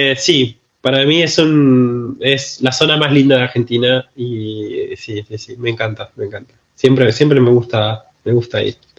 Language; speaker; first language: Spanish; native; Spanish